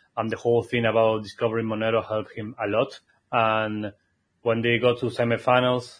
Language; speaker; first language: English; non-native, fluent; Spanish